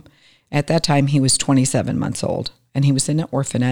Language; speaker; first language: English; native; English